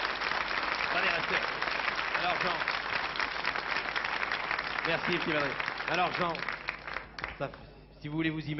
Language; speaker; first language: French; native; French